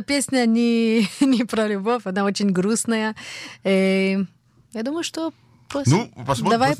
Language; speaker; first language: Russian; early bilingual, heritage; Russian